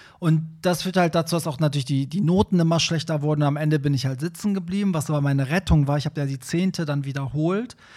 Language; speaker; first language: German; early bilingual, other home language; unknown